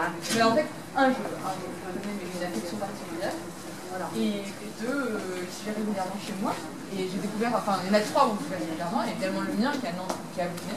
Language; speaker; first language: French; early bilingual, other home language; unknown